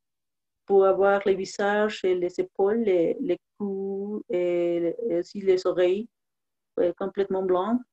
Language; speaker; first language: French; non-native, learner; Spanish